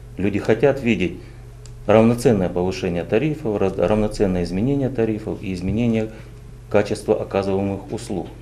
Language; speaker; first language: Russian; native; Russian